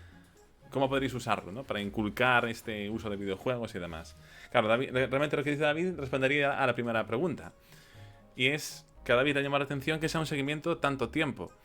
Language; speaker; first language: Spanish; native; Spanish